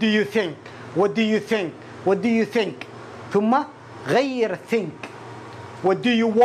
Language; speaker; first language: English; non-native, fluent; Arabic